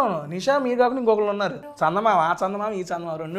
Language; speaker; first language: Telugu; native; Telugu